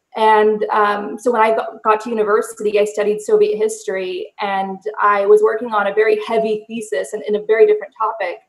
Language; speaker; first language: English; native; English